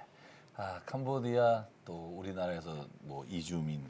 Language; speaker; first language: Korean; native; Korean